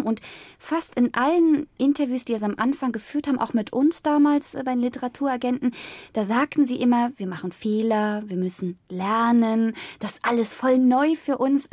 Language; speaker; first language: German; native; German